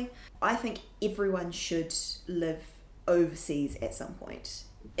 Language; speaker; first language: English; native; English